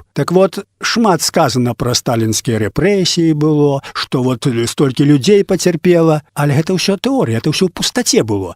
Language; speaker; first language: Belarusian; native; Belarusian